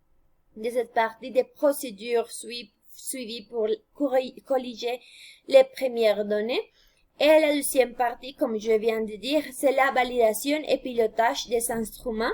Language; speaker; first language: French; non-native, fluent; Spanish